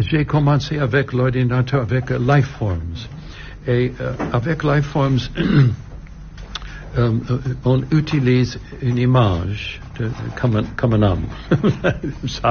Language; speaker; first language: French; non-native, learner; English